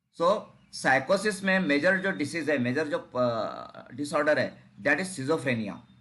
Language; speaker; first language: Hindi; non-native, local second language; Marathi